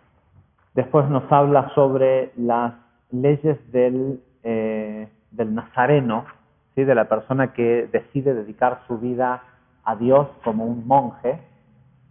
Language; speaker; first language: Spanish; native; Spanish